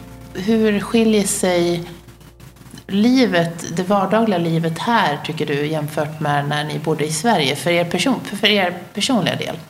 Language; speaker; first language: Swedish; native; Swedish